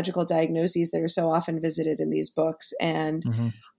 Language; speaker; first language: English; native; English